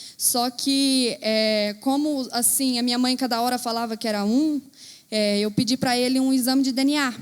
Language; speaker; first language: Portuguese; native; Portuguese